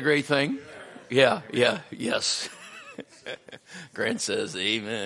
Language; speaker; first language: English; native; English